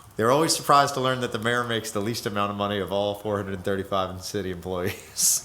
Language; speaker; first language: English; native; English